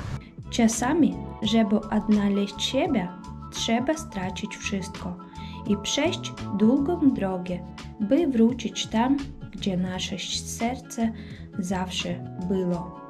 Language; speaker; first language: Polish; early bilingual, heritage; Polish